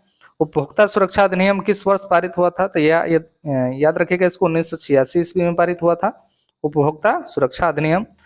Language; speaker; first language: Hindi; native; Hindi